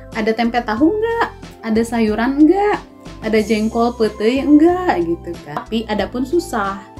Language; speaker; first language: Indonesian; native; Indonesian